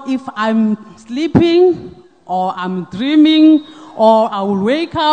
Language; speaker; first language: English; non-native, local second language; Northern Sotho